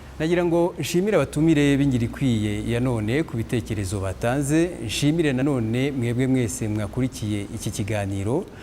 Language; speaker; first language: Kinyarwanda; native; Kinyarwanda